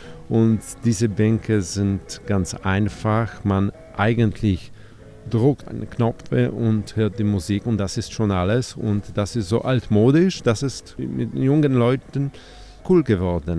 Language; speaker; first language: German; non-native, fluent; Polish